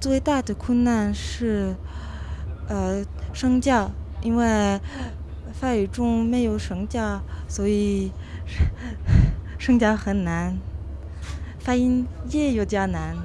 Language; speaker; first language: Chinese; non-native, learner; French